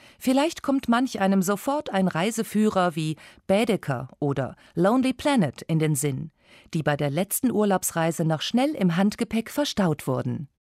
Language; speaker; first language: German; native; German